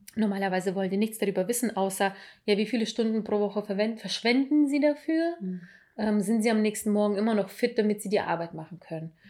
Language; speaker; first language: German; early bilingual, other home language; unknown